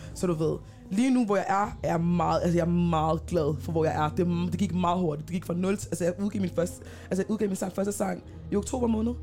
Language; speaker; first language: Danish; native; Danish